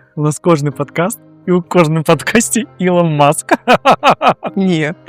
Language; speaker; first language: Belarusian; non-native, local second language; Russian